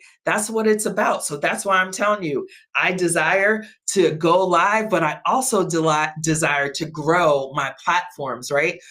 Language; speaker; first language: English; native; English